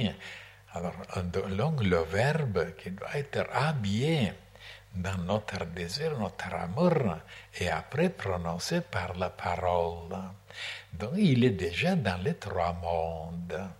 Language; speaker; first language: French; non-native, fluent; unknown